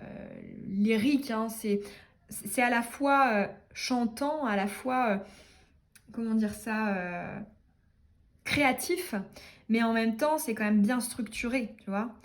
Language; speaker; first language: French; native; French